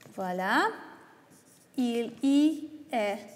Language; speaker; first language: French; non-native, fluent; Hungarian